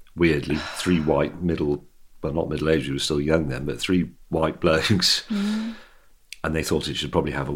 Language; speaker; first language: English; native; English